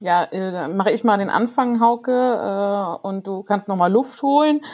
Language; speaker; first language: German; native; German